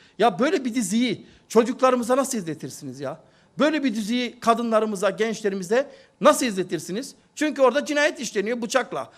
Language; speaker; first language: Turkish; native; Turkish